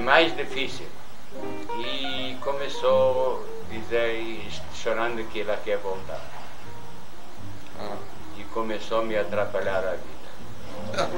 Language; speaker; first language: Portuguese; non-native, fluent; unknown